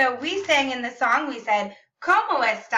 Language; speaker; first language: Spanish; non-native, learner; English